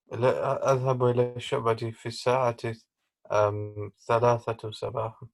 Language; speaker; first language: Arabic; non-native, learner; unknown